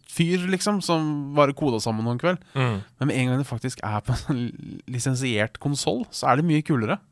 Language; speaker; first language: Norwegian; native; Norwegian